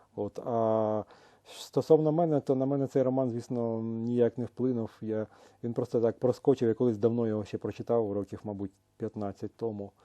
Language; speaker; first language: Ukrainian; native; Ukrainian